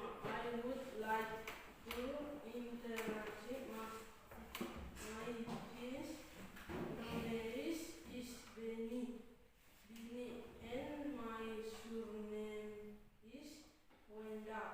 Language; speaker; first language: English; non-native, learner; Indonesian